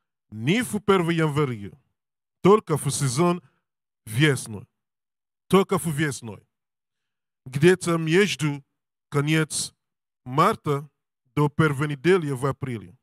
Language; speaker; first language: Russian; non-native, learner; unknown